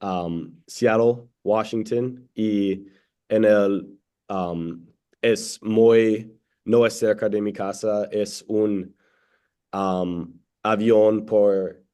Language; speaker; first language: Spanish; non-native, learner; English